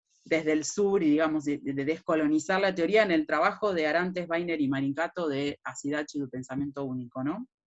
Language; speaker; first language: Spanish; native; Spanish